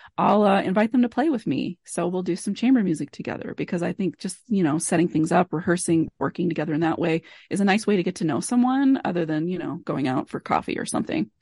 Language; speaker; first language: English; native; English